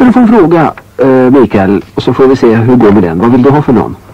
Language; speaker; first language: Swedish; native; Swedish